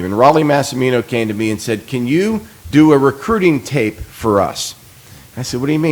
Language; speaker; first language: English; native; English